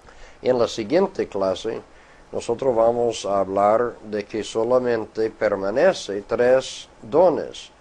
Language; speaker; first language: Spanish; non-native, fluent; English